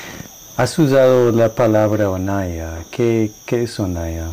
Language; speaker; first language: Spanish; non-native, learner; English